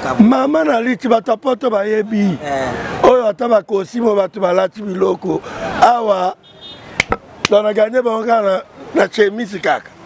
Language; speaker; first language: Lingala; native; Lingala